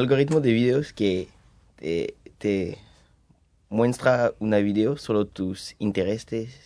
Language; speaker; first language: Spanish; early bilingual, heritage; French